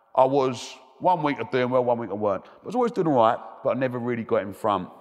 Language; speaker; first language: English; native; English